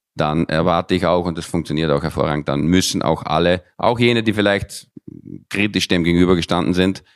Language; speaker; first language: German; early bilingual, other home language; Dutch